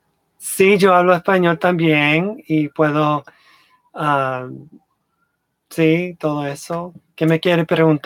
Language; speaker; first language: Spanish; early bilingual, heritage; English